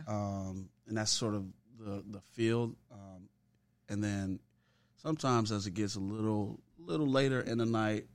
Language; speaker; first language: English; native; English